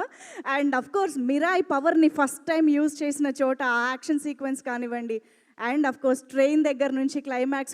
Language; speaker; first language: Telugu; native; Telugu